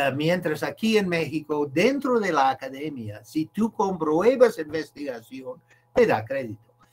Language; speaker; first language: Spanish; non-native, fluent; English